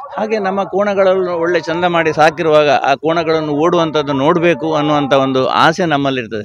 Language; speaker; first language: Kannada; native; Kannada